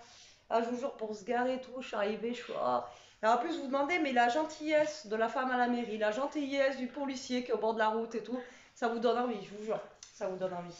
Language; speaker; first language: French; native; French